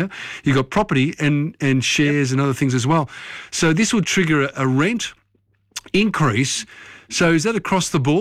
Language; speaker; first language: English; native; English